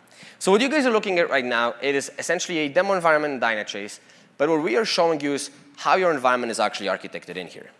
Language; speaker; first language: English; non-native, fluent; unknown